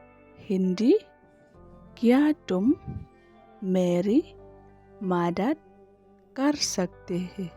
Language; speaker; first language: Hindi; non-native, local second language; Khasi